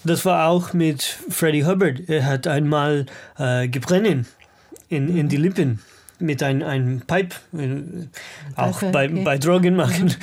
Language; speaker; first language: German; non-native, learner; English